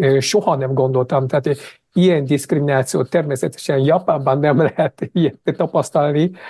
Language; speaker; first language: Hungarian; non-native, fluent; Japanese